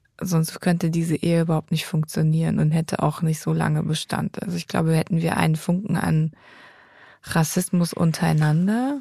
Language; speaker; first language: German; native; German